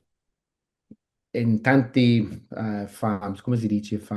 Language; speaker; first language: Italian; non-native, learner; English